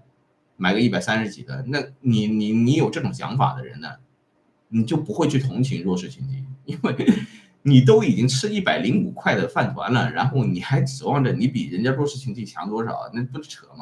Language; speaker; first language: Chinese; native; Chinese